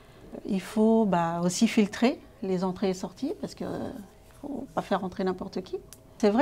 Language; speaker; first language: French; native; French